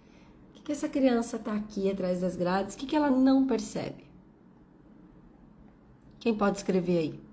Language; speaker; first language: Portuguese; native; Portuguese